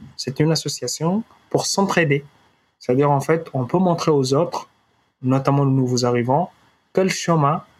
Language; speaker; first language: French; non-native, fluent; Arabic